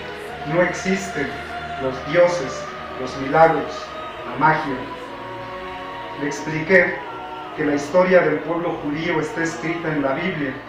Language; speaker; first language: Spanish; native; Spanish